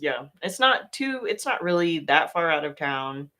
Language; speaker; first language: English; native; English